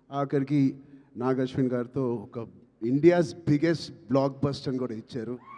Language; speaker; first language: Telugu; native; Telugu